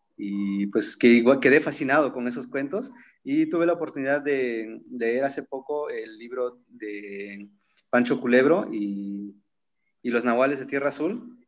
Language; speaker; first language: Spanish; non-native, local second language; Zapotec